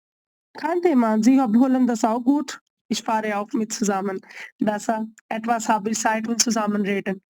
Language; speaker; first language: German; non-native, learner; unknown